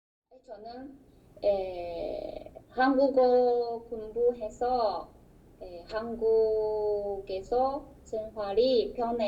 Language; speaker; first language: Korean; non-native, learner; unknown